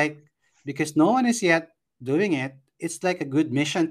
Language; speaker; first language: English; non-native, local second language; Filipino